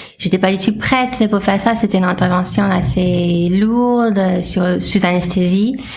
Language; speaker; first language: French; non-native, fluent; English